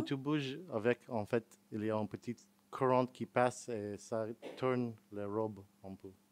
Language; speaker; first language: French; non-native, fluent; English